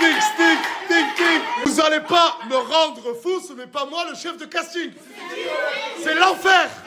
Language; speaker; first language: French; native; French